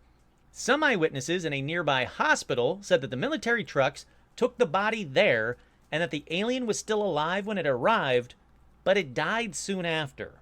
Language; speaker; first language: English; native; English